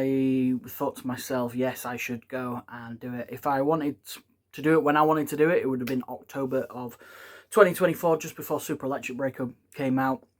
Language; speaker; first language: English; native; English